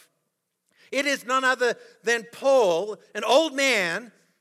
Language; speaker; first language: English; native; English